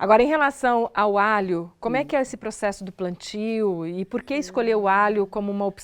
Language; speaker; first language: Portuguese; native; Portuguese